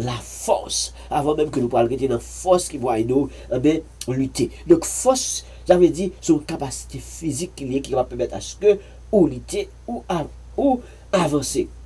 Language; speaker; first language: French; non-native, learner; Haitian Creole